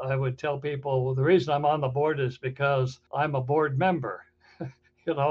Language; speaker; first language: English; native; English